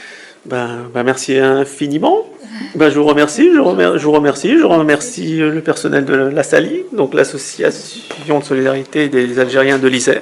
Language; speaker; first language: French; native; French